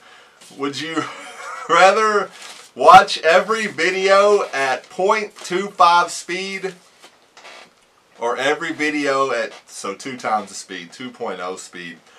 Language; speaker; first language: English; native; English